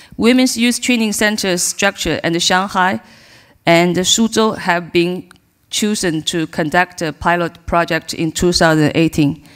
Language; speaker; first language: English; non-native, learner; Chinese